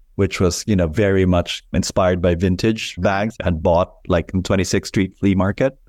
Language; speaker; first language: English; non-native, local second language; Filipino